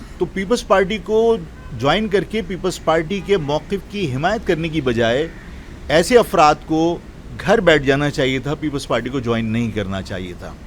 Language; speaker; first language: Urdu; native; Urdu